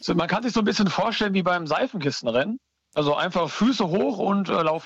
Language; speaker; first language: German; native; German